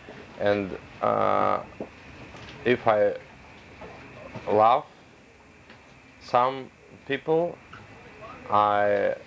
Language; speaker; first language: English; non-native, learner; Russian